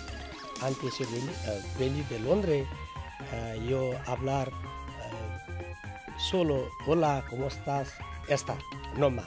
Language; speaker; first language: Spanish; non-native, learner; Nepali